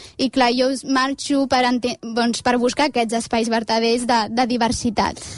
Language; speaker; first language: Catalan; early bilingual, other home language; Amharic